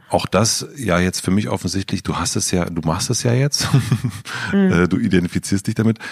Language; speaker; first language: German; native; German